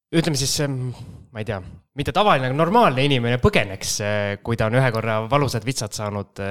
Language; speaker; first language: Estonian; native; Estonian